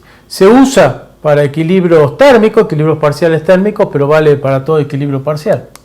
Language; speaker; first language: Spanish; native; Spanish